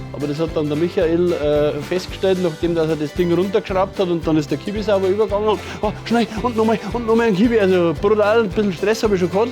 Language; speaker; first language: German; native; German